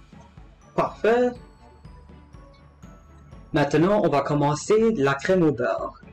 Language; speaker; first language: French; non-native, local second language; English